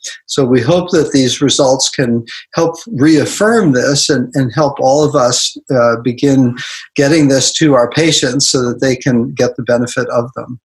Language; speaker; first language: English; native; English